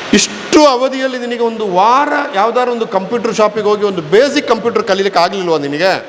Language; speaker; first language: Kannada; native; Kannada